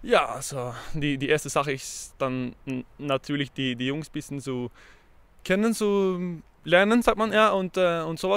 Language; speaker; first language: German; non-native, fluent; Norwegian